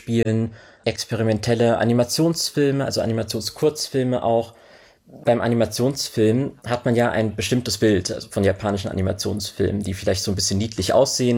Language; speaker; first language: German; native; German